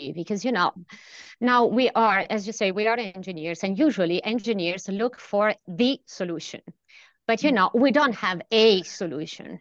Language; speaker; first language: English; non-native, fluent; Italian